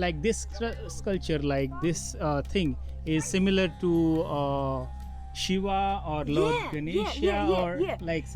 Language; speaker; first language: English; non-native, fluent; Hindi